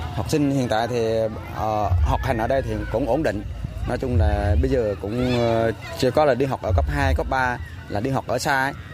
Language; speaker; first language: Vietnamese; non-native, local second language; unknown